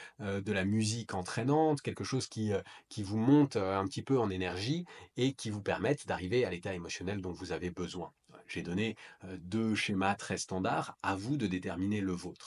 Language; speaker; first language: French; native; French